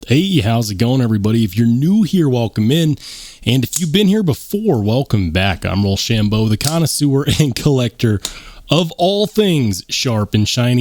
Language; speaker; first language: English; native; English